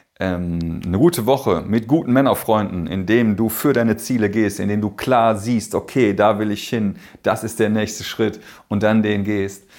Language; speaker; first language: German; native; German